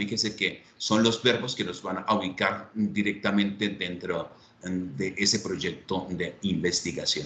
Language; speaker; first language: Spanish; native; Spanish